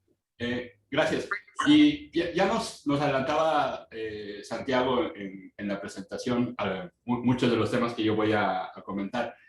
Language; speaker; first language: Spanish; native; Spanish